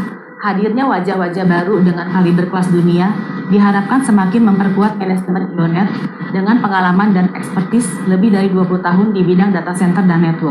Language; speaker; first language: Indonesian; native; Indonesian